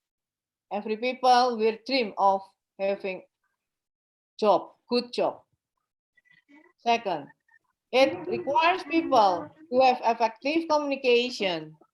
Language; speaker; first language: English; non-native, fluent; Indonesian